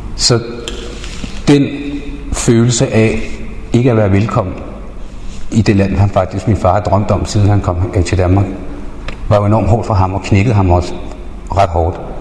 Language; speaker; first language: Danish; early bilingual, other home language; Spanish